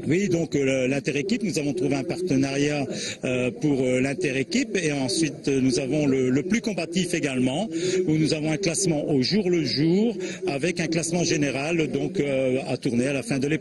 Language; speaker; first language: French; native; French